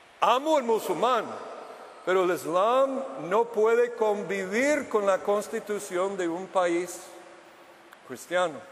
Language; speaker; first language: Spanish; non-native, fluent; English